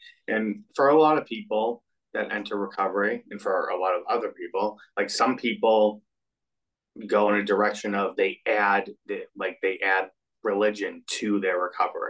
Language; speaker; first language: English; native; English